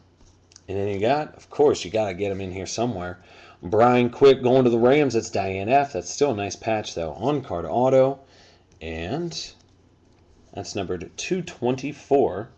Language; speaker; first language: English; native; English